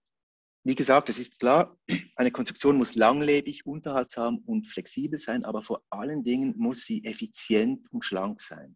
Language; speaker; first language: German; native; German